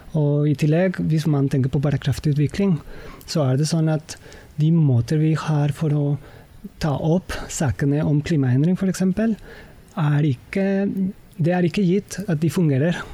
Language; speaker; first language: Norwegian; non-native, fluent; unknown